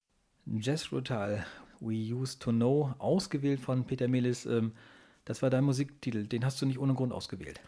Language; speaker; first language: German; native; German